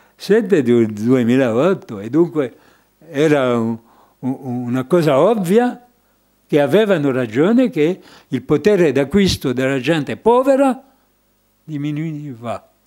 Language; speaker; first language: Italian; non-native, fluent; French